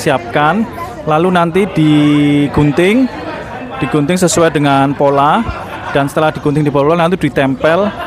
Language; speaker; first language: Indonesian; native; Indonesian